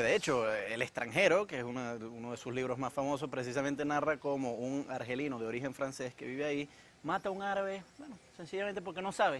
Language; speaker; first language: Spanish; native; Spanish